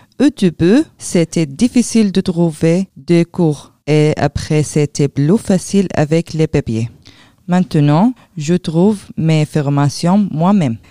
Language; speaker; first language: French; non-native, learner; Arabic